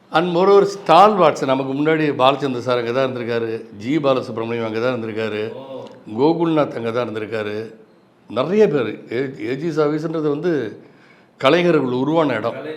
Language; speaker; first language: Tamil; native; Tamil